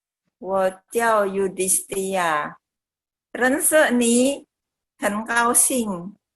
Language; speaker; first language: Chinese; non-native, learner; Indonesian